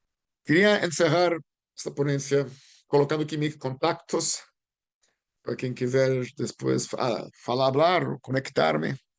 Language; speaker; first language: Spanish; non-native, learner; Portuguese